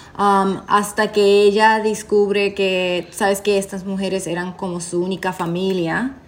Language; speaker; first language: Spanish; early bilingual, heritage; Spanish